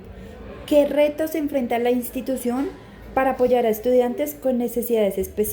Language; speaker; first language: Spanish; native; Spanish